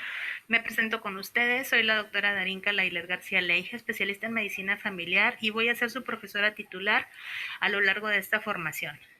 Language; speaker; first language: Spanish; native; Spanish